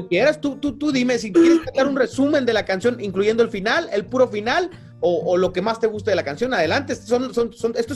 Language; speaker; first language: Spanish; native; Spanish